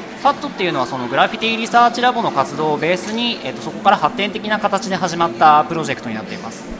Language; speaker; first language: Japanese; native; Japanese